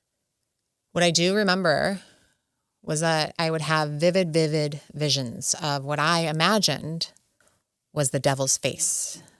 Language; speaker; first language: English; native; English